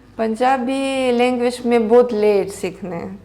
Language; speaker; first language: Hindi; non-native, learner; Greek